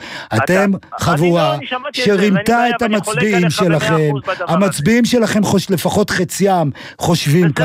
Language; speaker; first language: Hebrew; native; Hebrew